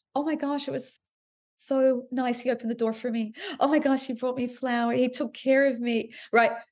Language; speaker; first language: English; native; English